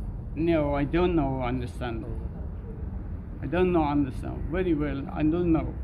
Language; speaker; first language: English; non-native, learner; Persian